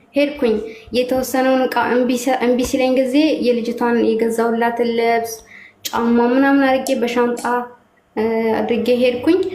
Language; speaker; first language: Amharic; native; Amharic